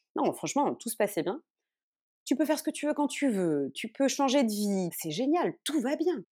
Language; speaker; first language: French; native; French